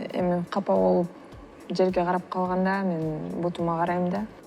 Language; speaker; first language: Kyrgyz; non-native, local second language; Russian